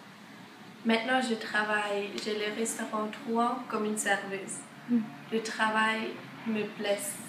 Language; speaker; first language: French; non-native, learner; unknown